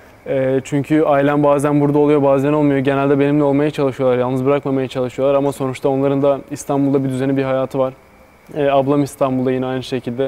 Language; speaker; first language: Turkish; native; Turkish